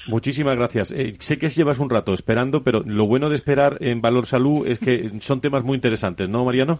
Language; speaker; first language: Spanish; native; Spanish